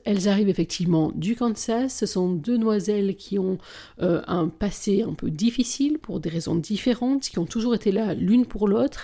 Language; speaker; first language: French; native; French